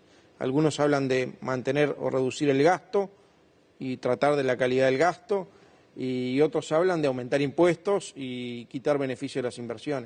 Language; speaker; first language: Spanish; native; Spanish